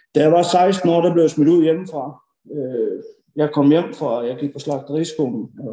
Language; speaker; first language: Danish; early bilingual, other home language; Norwegian